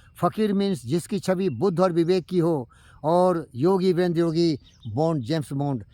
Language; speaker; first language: Hindi; native; Hindi